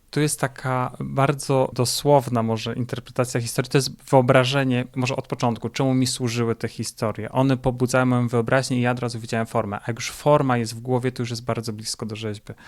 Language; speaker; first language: Polish; native; Polish